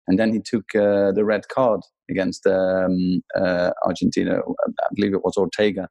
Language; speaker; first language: English; non-native, fluent; Dutch